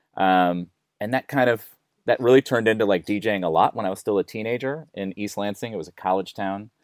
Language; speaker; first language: English; native; English